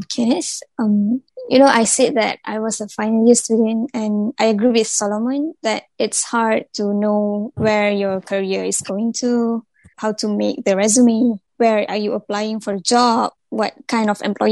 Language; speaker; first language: English; non-native, local second language; Malay